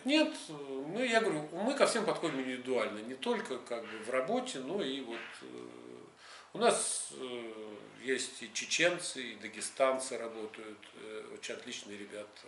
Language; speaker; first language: Russian; native; Russian